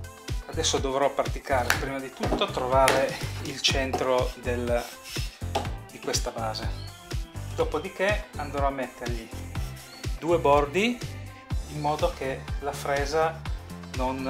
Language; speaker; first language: Italian; native; Italian